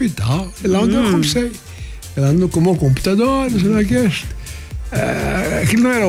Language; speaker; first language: Portuguese; non-native, local second language; Kongo